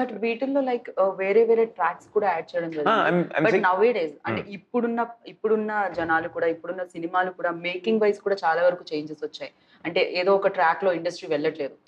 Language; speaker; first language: Telugu; native; Telugu